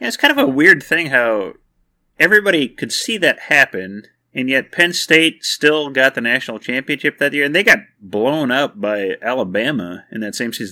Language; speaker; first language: English; native; English